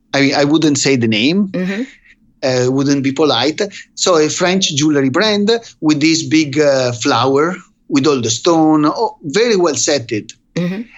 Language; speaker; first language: English; non-native, fluent; Italian